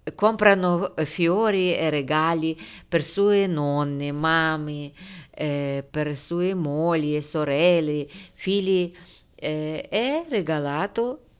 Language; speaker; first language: Italian; non-native, learner; Ukrainian